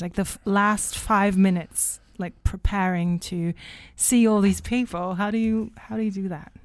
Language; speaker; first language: English; non-native, fluent; German